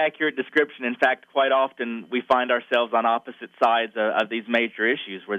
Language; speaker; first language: English; native; English